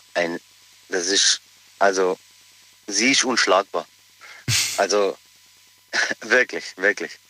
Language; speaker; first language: German; native; German